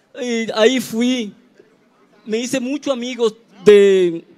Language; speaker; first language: Portuguese; non-native, learner; Spanish